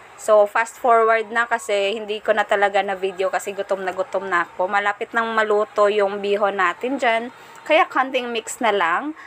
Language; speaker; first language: Filipino; non-native, local second language; Cebuano